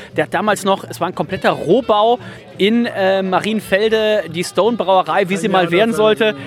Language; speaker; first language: German; native; German